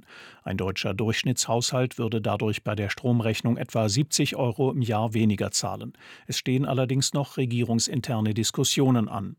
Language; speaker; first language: German; native; German